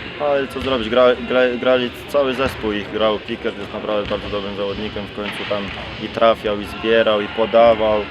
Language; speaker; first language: Polish; non-native, fluent; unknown